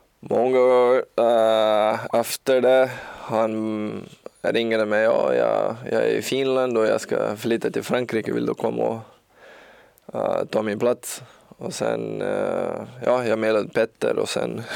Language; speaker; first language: Swedish; non-native, learner; Portuguese